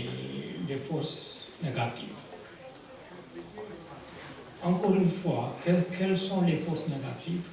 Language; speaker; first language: French; non-native, fluent; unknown